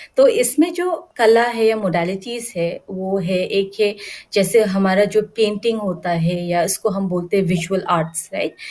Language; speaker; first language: Hindi; non-native, local second language; Garo